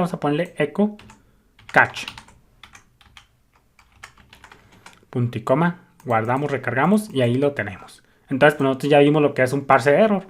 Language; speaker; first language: Spanish; native; Spanish